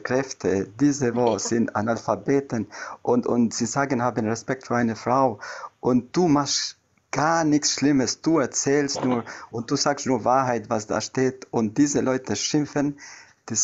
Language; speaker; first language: German; non-native, learner; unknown